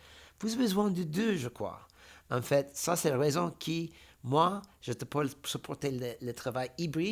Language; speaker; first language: French; non-native, fluent; English